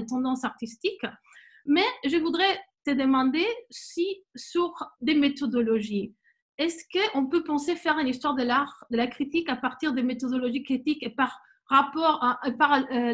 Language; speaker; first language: French; non-native, fluent; Spanish